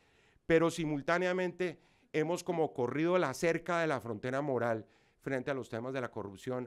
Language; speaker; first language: Spanish; native; Spanish